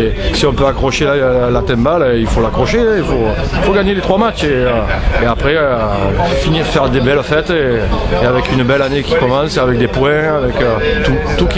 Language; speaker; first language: French; native; French